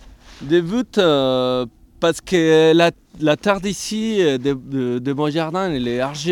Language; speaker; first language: French; non-native, fluent; Spanish